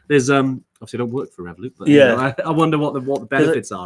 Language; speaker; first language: English; native; English